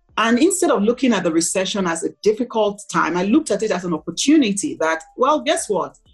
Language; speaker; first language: English; non-native, local second language; Igbo